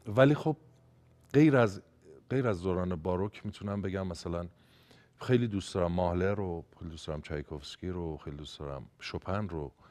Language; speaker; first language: Persian; native; Persian